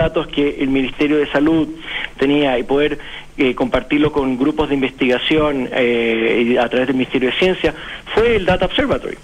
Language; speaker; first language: Spanish; native; Spanish